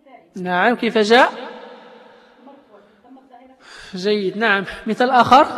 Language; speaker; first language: Arabic; native; Arabic